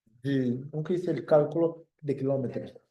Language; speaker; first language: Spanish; non-native, fluent; Portuguese